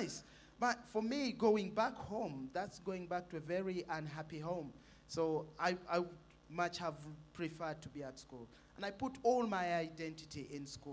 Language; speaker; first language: English; non-native, local second language; Ganda